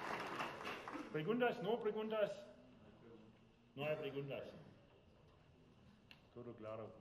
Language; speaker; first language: Spanish; non-native, learner; German